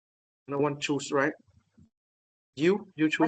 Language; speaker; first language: English; non-native, learner; Vietnamese